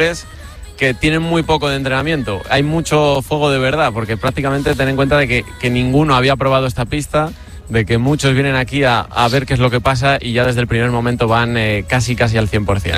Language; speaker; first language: Spanish; native; Spanish